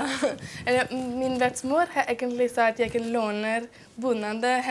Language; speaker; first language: Norwegian; non-native, fluent; English